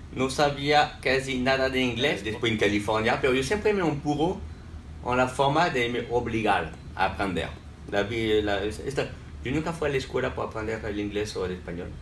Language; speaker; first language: Spanish; non-native, fluent; French